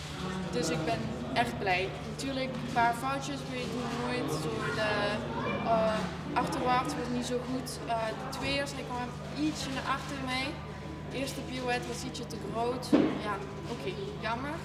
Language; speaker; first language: Dutch; non-native, fluent; French